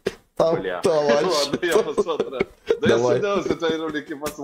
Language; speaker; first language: Russian; non-native, fluent; Arabic